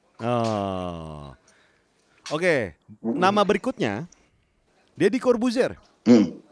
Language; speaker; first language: Indonesian; native; Indonesian